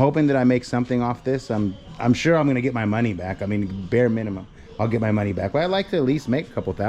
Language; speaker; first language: English; native; English